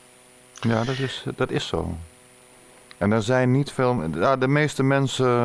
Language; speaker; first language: Dutch; native; Dutch